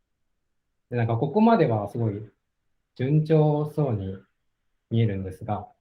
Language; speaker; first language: Japanese; native; Japanese